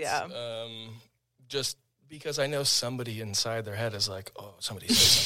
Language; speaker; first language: English; native; English